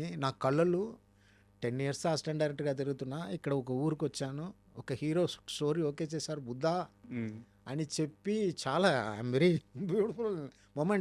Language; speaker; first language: Telugu; non-native, fluent; Tamil